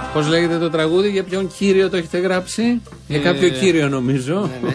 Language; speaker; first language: Greek; native; Greek